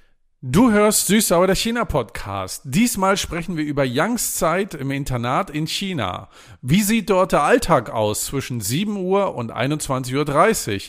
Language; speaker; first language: German; native; German